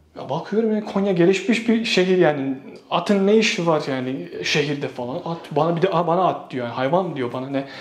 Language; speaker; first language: Turkish; non-native, fluent; Bosnian